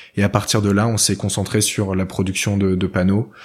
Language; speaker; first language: French; native; French